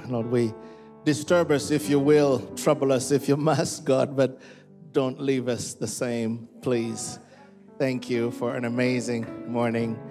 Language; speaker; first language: English; non-native, local second language; Ganda